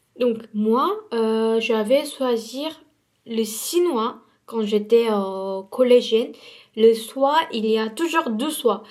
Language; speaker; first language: French; non-native, fluent; Korean